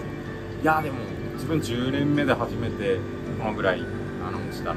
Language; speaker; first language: Japanese; native; Japanese